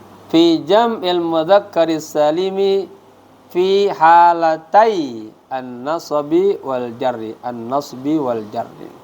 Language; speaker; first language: Arabic; non-native, fluent; Indonesian